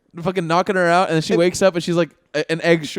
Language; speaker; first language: English; native; English